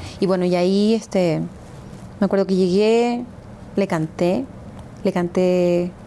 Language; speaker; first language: Spanish; native; Spanish